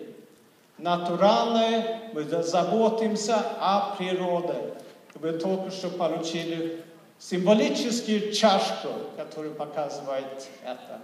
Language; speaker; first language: Russian; non-native, fluent; Swedish